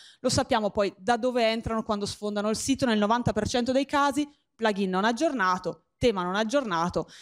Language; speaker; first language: Italian; native; Italian